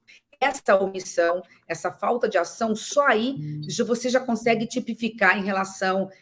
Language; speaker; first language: Portuguese; native; Portuguese